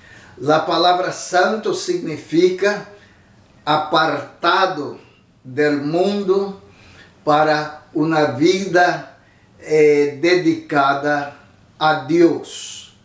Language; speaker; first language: Spanish; non-native, fluent; Portuguese